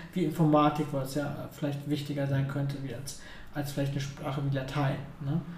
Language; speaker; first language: German; early bilingual, other home language; Ukrainian